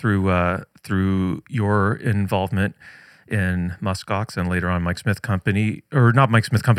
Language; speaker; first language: English; native; English